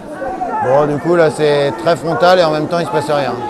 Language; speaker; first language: French; native; French